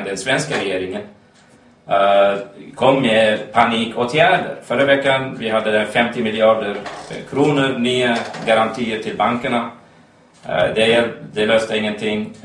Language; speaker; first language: Swedish; non-native, fluent; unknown